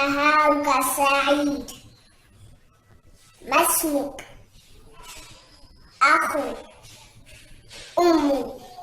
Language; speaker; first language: Arabic; non-native, learner; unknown